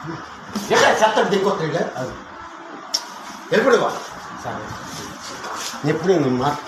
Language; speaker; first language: Telugu; native; Telugu